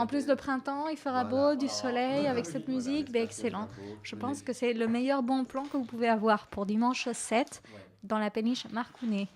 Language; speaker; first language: French; native; French